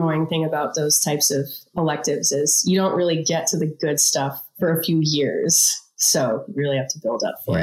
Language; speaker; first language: English; native; English